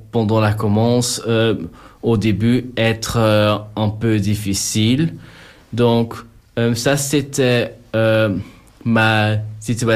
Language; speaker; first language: French; non-native, local second language; Dutch